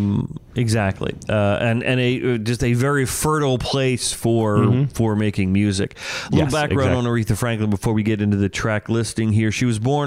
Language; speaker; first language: English; native; English